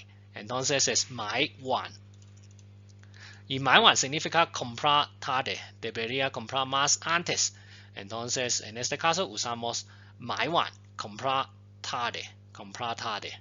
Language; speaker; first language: Spanish; non-native, fluent; Chinese